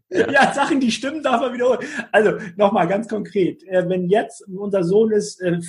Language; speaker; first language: German; native; German